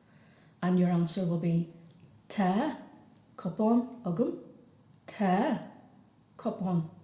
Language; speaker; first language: Irish; non-native, fluent; English